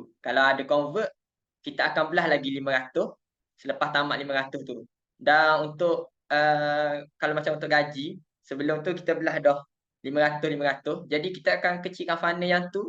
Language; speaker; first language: Malay; native; Malay